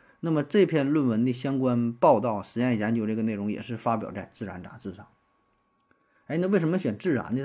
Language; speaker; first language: Chinese; native; Chinese